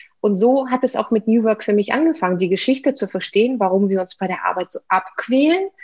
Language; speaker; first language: German; non-native, fluent; Russian